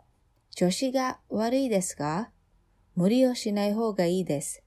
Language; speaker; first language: Japanese; non-native, fluent; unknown